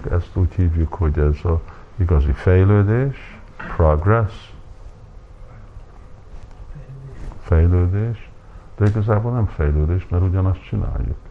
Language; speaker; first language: Hungarian; early bilingual, heritage; Hungarian